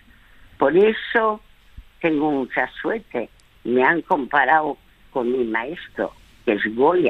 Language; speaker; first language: Spanish; early bilingual, other home language; French